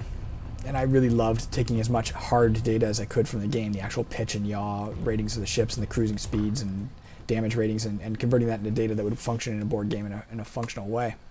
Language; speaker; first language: English; native; English